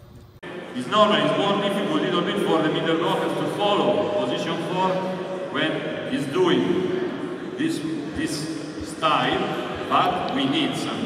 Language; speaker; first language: English; non-native, learner; Italian